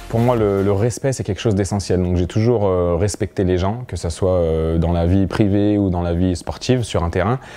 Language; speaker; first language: French; native; French